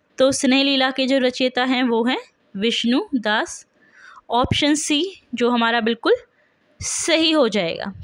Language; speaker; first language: Hindi; native; Hindi